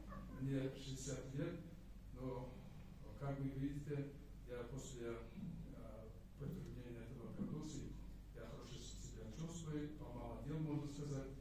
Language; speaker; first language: Russian; non-native, local second language; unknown